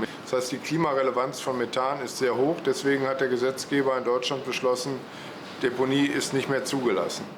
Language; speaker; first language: German; native; German